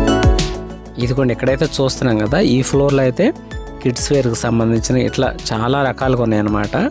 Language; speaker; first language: Telugu; native; Telugu